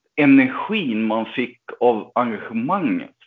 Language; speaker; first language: Swedish; non-native, fluent; English